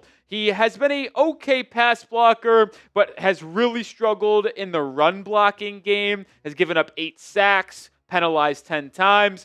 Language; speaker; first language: English; native; English